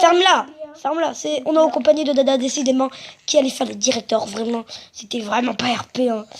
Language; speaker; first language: French; native; French